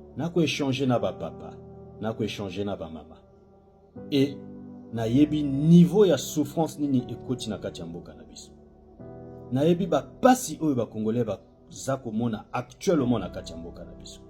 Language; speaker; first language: Lingala; native; Lingala